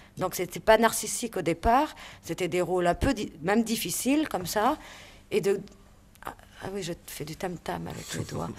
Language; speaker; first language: French; native; French